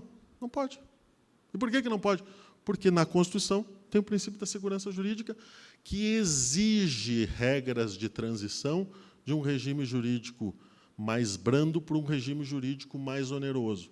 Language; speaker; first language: Portuguese; native; Portuguese